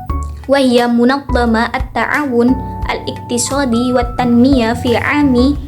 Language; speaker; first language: Arabic; non-native, learner; Indonesian